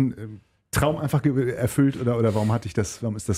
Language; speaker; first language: German; native; German